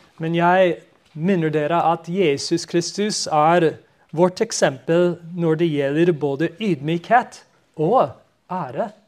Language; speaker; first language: Norwegian; non-native, fluent; English